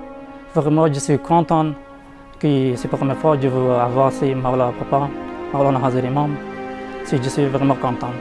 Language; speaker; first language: French; non-native, learner; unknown